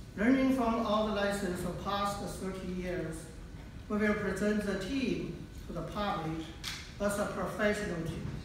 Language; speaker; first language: English; non-native, fluent; Chinese